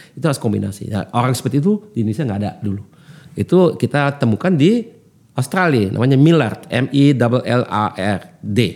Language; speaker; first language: Indonesian; early bilingual, heritage; German